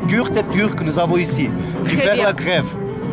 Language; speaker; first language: French; non-native, learner; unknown